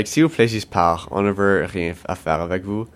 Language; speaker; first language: French; non-native, local second language; English